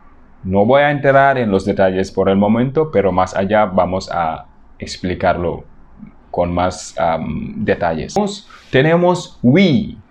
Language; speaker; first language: Spanish; non-native, fluent; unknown